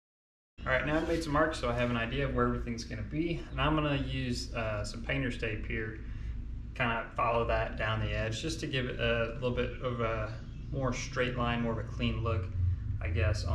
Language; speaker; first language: English; native; English